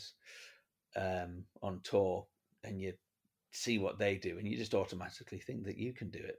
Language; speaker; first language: English; native; English